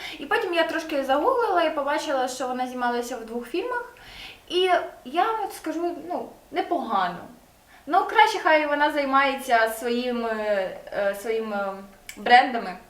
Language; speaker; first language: Ukrainian; non-native, local second language; Russian